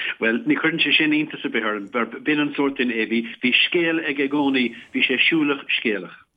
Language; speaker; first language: Irish; native; Irish